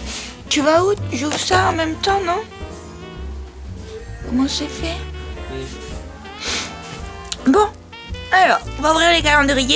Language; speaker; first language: French; native; French